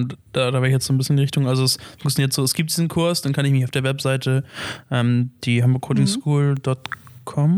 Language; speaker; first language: German; native; German